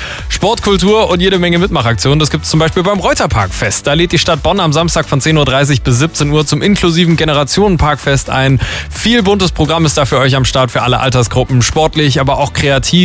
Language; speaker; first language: German; native; German